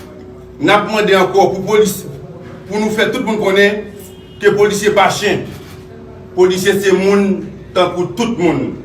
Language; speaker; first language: Haitian Creole; native; Haitian Creole